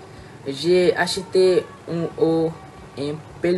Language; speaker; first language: French; non-native, learner; Malay